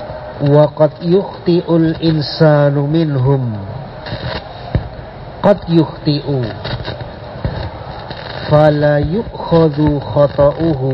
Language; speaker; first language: Arabic; non-native, fluent; Indonesian